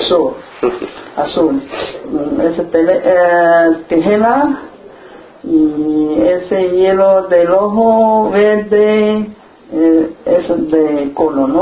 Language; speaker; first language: Spanish; non-native, learner; Chinese